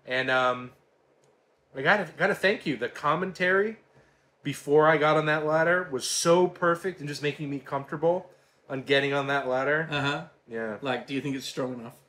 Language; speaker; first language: English; native; English